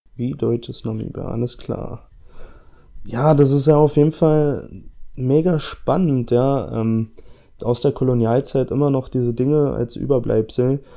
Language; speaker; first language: German; native; German